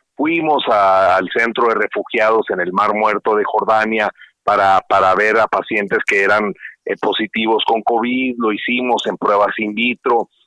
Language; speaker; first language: Spanish; native; Spanish